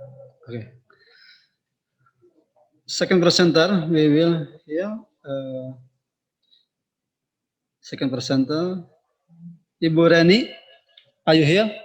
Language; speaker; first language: English; non-native, local second language; Indonesian